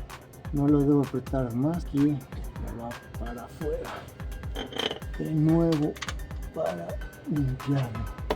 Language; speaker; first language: Spanish; native; Spanish